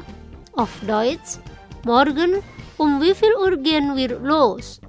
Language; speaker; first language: German; non-native, fluent; Indonesian